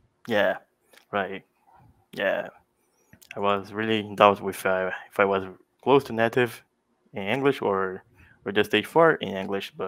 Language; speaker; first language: English; non-native, fluent; Portuguese